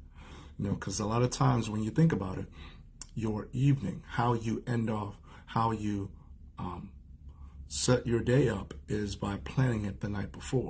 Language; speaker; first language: English; native; English